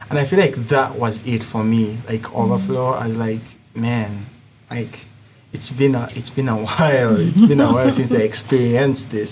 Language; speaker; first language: English; non-native, local second language; Ganda